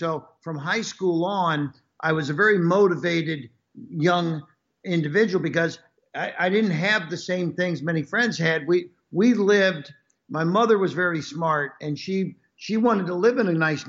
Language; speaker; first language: English; native; English